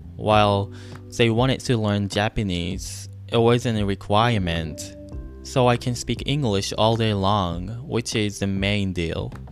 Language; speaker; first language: English; non-native, fluent; Japanese